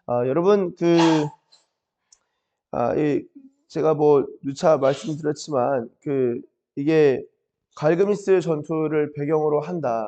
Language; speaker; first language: Korean; native; Korean